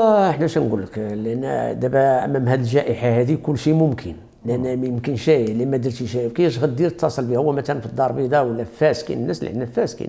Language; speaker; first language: Arabic; native; Arabic